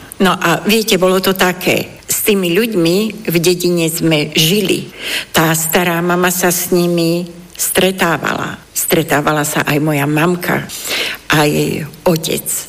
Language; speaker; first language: Slovak; non-native, local second language; Romany